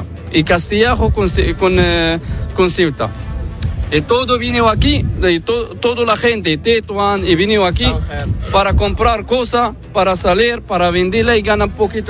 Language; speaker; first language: Spanish; non-native, learner; Arabic